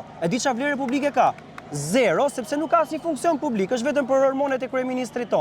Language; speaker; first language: Albanian; native; Albanian